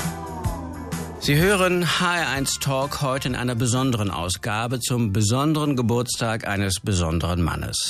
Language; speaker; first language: German; native; German